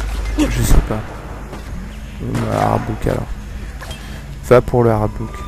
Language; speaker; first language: French; native; French